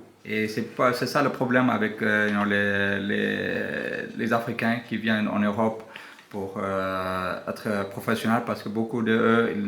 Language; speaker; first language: French; non-native, learner; English